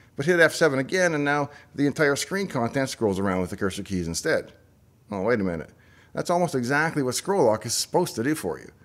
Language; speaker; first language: English; native; English